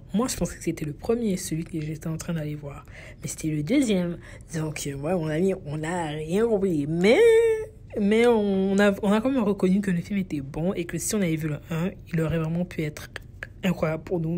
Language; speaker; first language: French; native; French